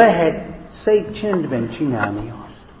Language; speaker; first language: Hungarian; non-native, fluent; English